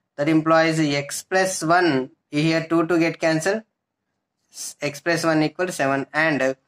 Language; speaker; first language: English; non-native, local second language; Telugu